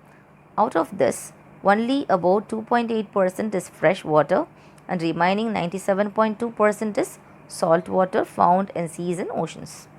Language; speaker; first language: English; non-native, local second language; Tamil